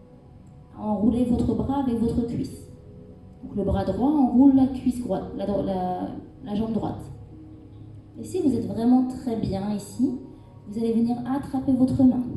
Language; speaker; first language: French; native; French